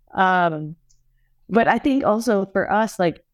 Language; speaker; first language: English; native; English